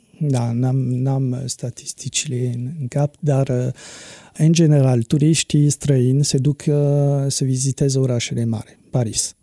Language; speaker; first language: Romanian; non-native, fluent; French